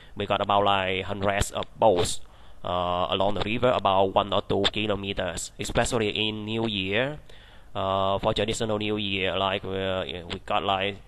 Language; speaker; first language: English; non-native, fluent; Vietnamese